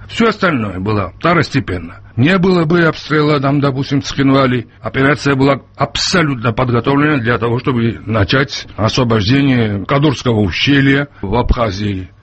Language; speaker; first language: Russian; non-native, local second language; Georgian